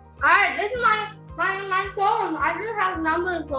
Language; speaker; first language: English; non-native, learner; Indonesian